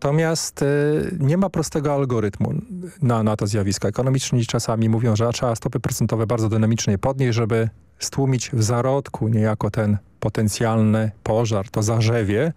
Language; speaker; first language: Polish; native; Polish